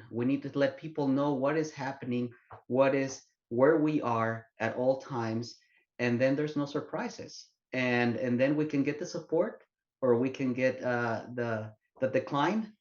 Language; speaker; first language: English; non-native, fluent; Spanish